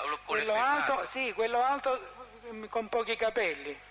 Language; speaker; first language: Italian; native; Italian